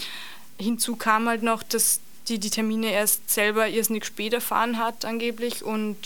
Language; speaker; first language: German; native; German